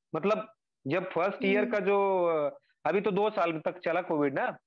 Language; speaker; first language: Hindi; non-native, local second language; Marathi